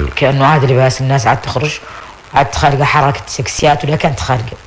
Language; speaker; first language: Arabic; early bilingual, heritage; Arabic